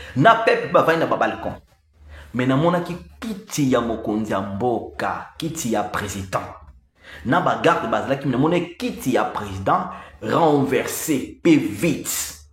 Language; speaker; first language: Lingala; non-native, local second language; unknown